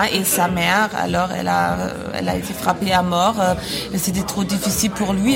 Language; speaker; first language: French; non-native, fluent; German